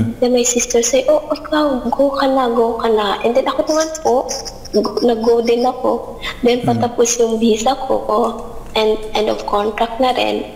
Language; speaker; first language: Filipino; non-native, local second language; Hiligaynon